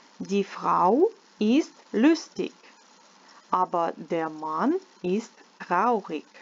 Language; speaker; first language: German; non-native, fluent; Ukrainian